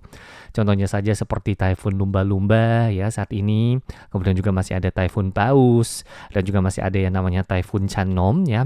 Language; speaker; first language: Indonesian; native; Indonesian